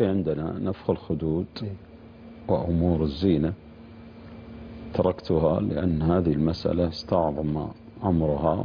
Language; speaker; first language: Arabic; native; Arabic